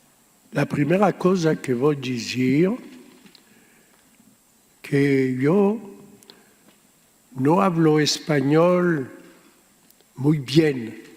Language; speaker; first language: Spanish; early bilingual, heritage; French